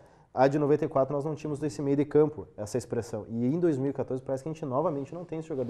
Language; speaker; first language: Portuguese; native; Portuguese